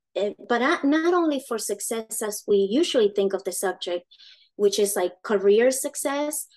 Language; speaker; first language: English; early bilingual, other home language; Spanish